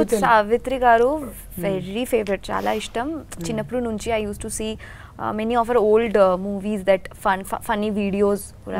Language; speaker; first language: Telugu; non-native, learner; Bangla